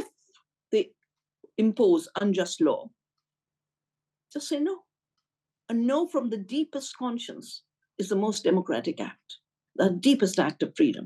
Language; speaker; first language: English; non-native, local second language; Hindi